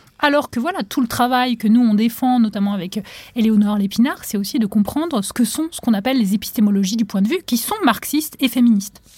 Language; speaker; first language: French; non-native, local second language; Arabic